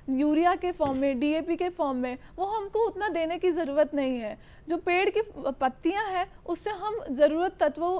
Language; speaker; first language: Hindi; native; Hindi